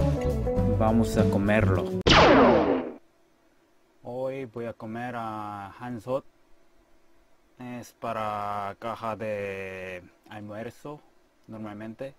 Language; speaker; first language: Spanish; non-native, learner; Korean